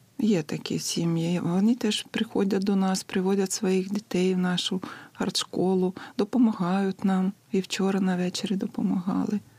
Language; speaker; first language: Ukrainian; non-native, fluent; Lithuanian